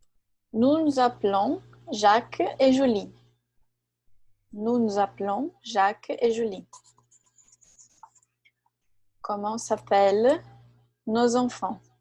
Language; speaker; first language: French; non-native, fluent; Portuguese